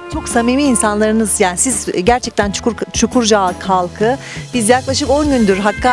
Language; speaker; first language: Turkish; native; Turkish